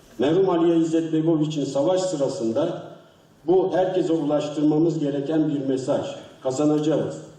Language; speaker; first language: Turkish; native; Turkish